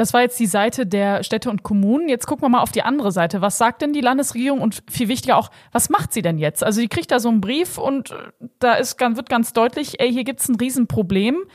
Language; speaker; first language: German; native; German